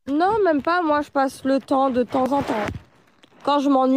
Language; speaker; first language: French; early bilingual, other home language; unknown